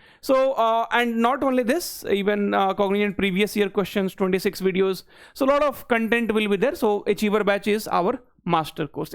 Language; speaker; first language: English; non-native, local second language; Hindi